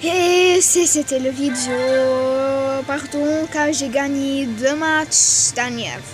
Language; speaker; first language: French; non-native, learner; Arabic